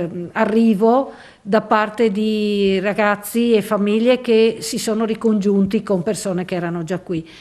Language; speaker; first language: Italian; native; Italian